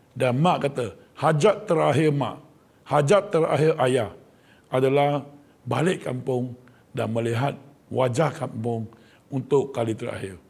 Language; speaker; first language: Malay; non-native, local second language; Chinese